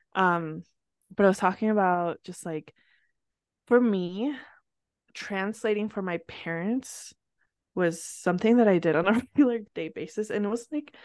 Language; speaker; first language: English; early bilingual, other home language; Spanish